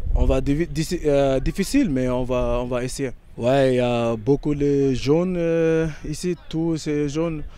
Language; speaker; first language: French; non-native, learner; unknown